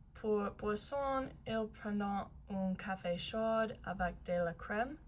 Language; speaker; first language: French; non-native, learner; English